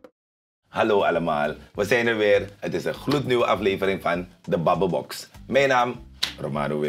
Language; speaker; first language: Dutch; native; Dutch